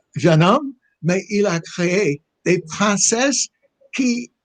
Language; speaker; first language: French; non-native, fluent; English